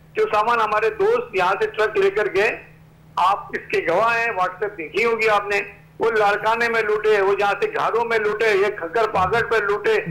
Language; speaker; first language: Urdu; native; Urdu